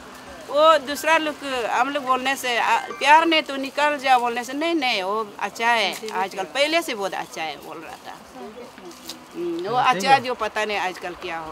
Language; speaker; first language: Hindi; non-native, local second language; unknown